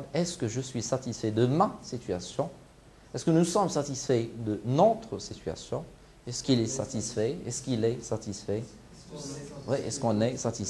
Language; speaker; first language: French; non-native, local second language; Arabic